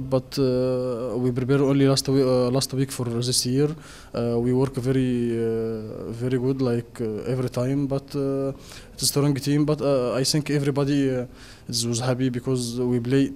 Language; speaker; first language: English; non-native, learner; Arabic